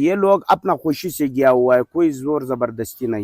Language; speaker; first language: Hindi; non-native, local second language; Pashto